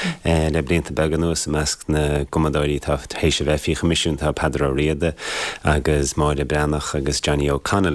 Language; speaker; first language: Irish; native; Irish